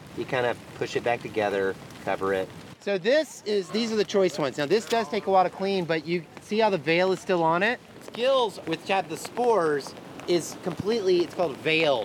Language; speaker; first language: English; non-native, fluent; Japanese